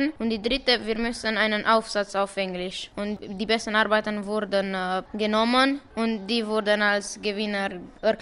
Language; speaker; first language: German; non-native, local second language; Romanian